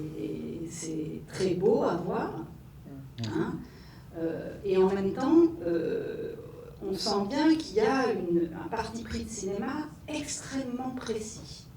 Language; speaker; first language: French; native; French